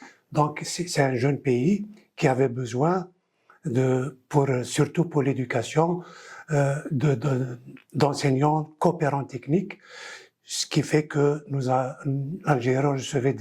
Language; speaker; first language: French; non-native, local second language; Kabyle